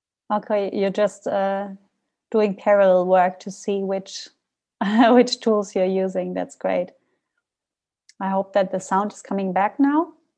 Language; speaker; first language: English; non-native, fluent; German